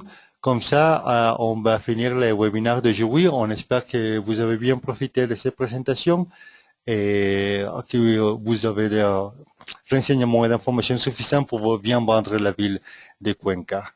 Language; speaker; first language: French; non-native, fluent; Spanish